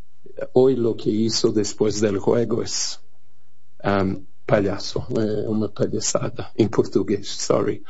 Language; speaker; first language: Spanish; non-native, fluent; Portuguese